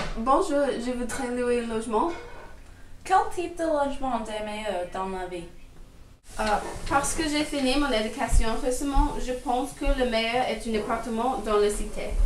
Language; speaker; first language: French; non-native, learner; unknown